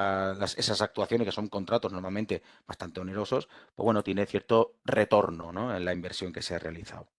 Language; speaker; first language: Spanish; native; Spanish